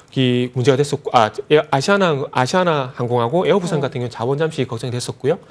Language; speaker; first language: Korean; native; Korean